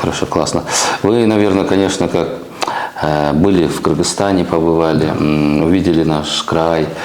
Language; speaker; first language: Russian; non-native, local second language; Kyrgyz